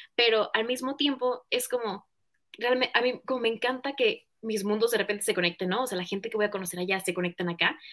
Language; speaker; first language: Spanish; native; Spanish